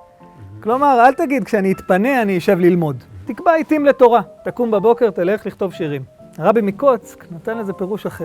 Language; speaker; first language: Hebrew; native; Hebrew